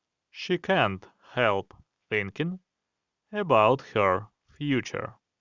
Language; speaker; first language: English; non-native, fluent; Ukrainian